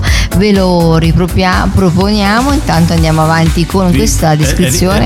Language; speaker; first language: Italian; native; Italian